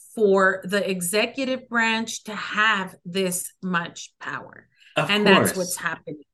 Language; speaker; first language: English; early bilingual, other home language; Spanish